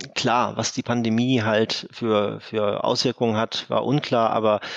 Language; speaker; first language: German; native; German